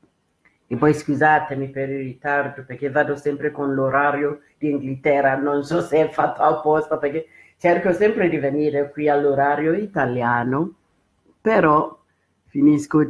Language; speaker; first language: Italian; non-native, fluent; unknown